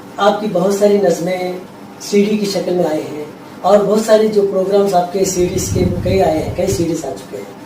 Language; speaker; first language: Urdu; native; Urdu